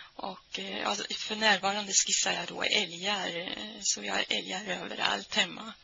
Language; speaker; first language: Swedish; native; Swedish